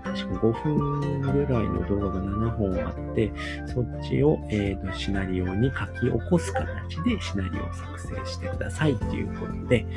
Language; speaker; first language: Japanese; native; Japanese